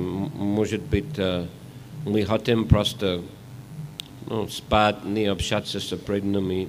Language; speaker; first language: Russian; non-native, fluent; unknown